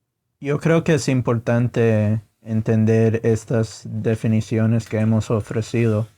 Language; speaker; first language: Spanish; non-native, fluent; English